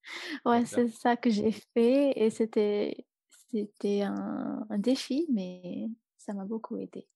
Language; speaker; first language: French; non-native, fluent; English